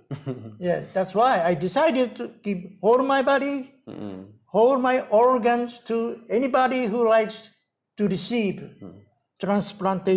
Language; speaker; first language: English; non-native, learner; Japanese